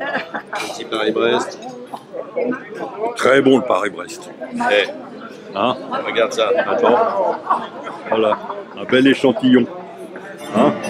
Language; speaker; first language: French; native; French